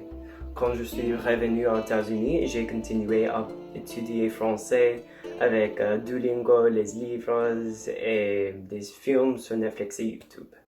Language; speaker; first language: French; non-native, learner; English